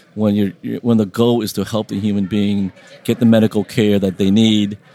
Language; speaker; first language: English; early bilingual, other home language; Vietnamese